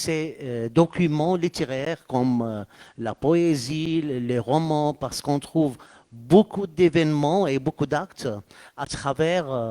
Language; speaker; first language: French; non-native, fluent; Arabic